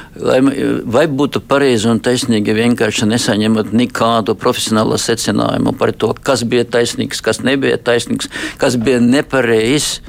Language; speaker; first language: Latvian; non-native, local second language; Russian